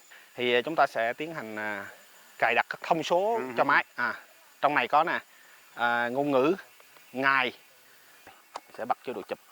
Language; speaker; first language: Vietnamese; native; Vietnamese